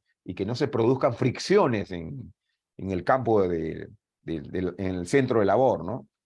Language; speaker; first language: Spanish; native; Spanish